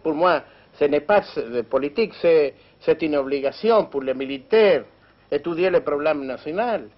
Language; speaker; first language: French; non-native, learner; Spanish